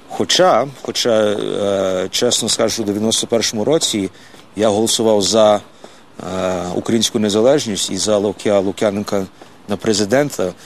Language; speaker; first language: Ukrainian; early bilingual, heritage; Ukrainian